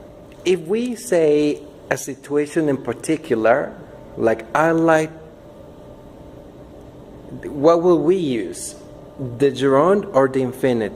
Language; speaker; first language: English; non-native, fluent; Spanish